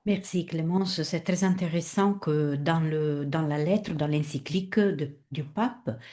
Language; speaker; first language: French; non-native, fluent; Italian